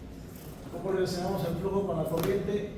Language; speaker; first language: Spanish; native; Spanish